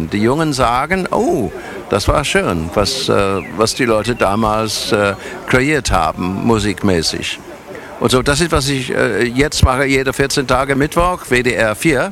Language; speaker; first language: German; non-native, fluent; English